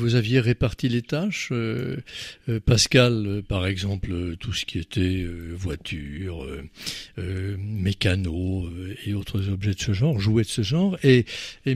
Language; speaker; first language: French; native; French